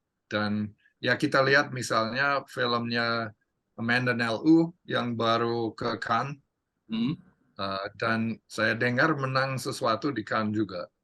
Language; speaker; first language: Indonesian; non-native, fluent; English